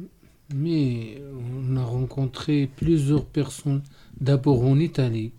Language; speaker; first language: French; non-native, learner; Arabic